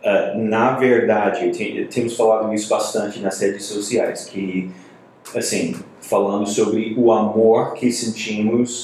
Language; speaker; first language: Portuguese; non-native, fluent; English